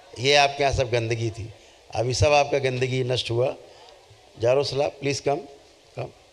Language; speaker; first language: Hindi; native; Hindi